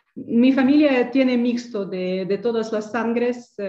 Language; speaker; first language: Spanish; non-native, fluent; Ukrainian